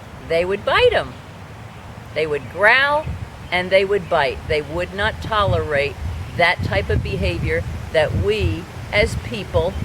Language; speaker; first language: English; native; English